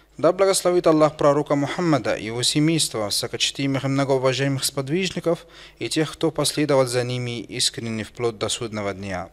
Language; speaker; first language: Russian; non-native, fluent; Arabic